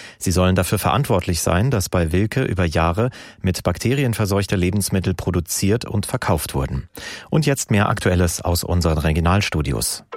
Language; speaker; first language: German; native; German